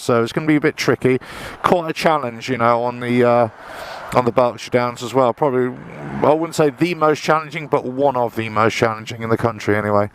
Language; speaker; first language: English; native; English